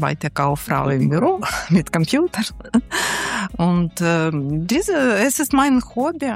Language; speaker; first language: German; non-native, learner; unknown